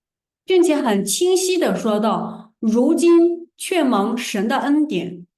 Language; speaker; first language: Chinese; native; Chinese